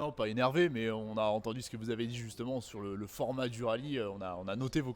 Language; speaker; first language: French; native; French